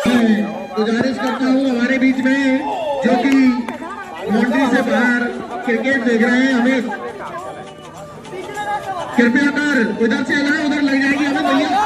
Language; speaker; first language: Hindi; native; Hindi